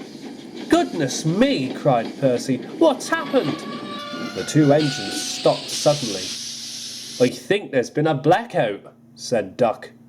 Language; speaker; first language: English; native; English